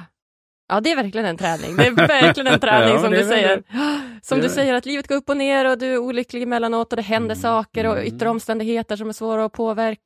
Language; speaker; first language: Swedish; native; Swedish